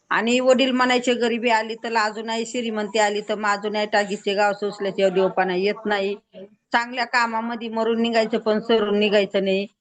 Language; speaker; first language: Marathi; native; Marathi